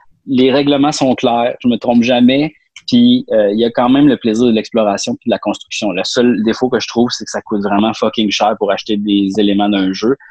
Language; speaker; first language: French; native; French